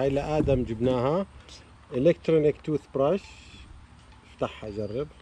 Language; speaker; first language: Arabic; native; Arabic